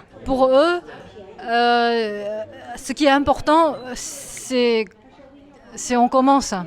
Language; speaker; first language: French; non-native, fluent; Chinese